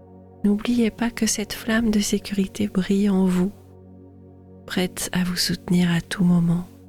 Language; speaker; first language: French; native; French